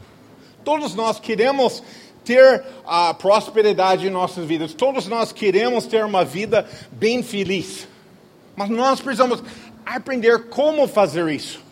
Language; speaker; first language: Portuguese; non-native, fluent; English